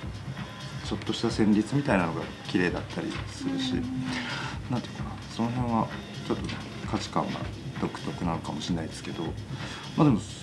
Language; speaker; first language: Japanese; native; Japanese